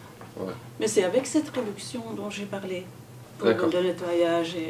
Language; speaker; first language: French; non-native, fluent; Swedish